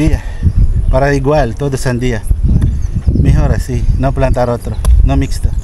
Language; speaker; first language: Spanish; non-native, learner; Filipino